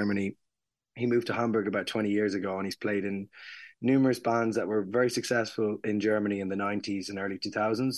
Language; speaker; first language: English; native; English